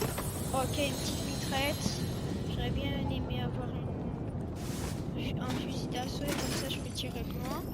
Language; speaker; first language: French; native; French